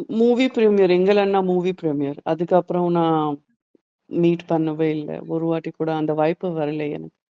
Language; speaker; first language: Tamil; non-native, learner; Gujarati